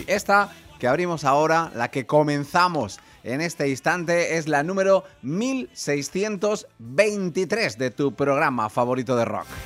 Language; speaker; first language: Spanish; native; Spanish